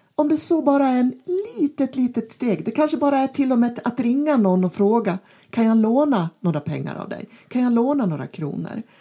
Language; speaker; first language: Swedish; native; Swedish